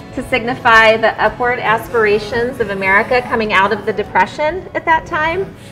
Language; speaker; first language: English; native; English